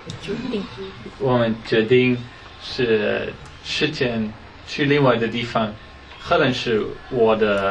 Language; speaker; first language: Chinese; non-native, learner; Dutch